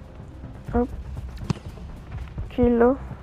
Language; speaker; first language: French; native; French